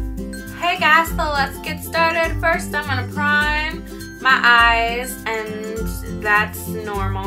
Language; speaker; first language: English; native; English